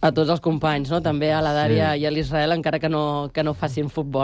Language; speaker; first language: Catalan; native; Catalan